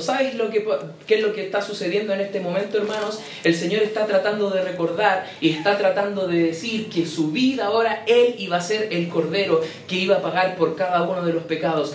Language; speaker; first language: Spanish; native; Spanish